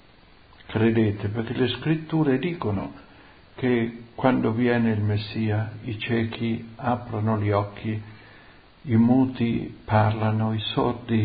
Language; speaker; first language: Italian; native; Italian